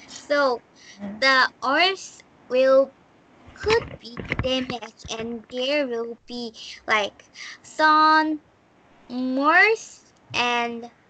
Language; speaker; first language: English; non-native, learner; Korean